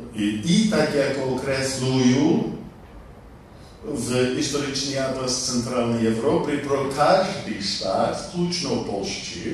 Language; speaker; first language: Polish; non-native, learner; English